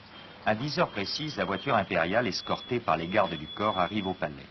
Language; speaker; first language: French; native; French